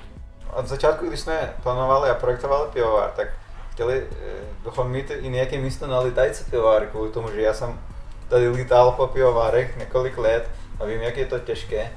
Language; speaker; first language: Czech; non-native, fluent; Russian